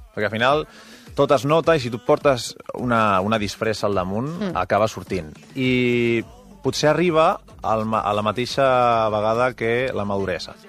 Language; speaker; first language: Catalan; non-native, local second language; Spanish